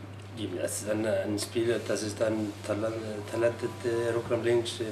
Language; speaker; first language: German; non-native, learner; Icelandic